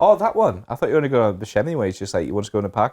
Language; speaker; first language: English; native; English